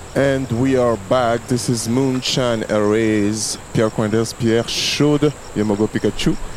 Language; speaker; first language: English; non-native, fluent; Lingala